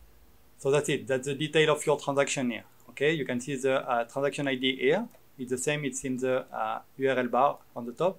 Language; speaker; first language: English; non-native, fluent; French